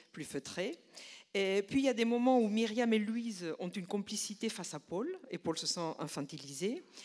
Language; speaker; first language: French; non-native, fluent; Spanish